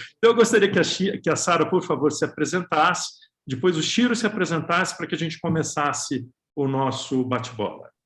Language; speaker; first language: Portuguese; native; Portuguese